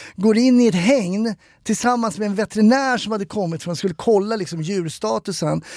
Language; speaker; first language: Swedish; native; Swedish